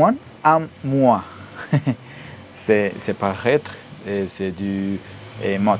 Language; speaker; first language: French; non-native, learner; Spanish